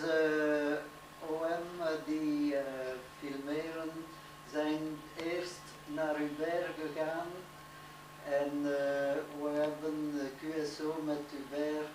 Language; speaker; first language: Dutch; non-native, learner; French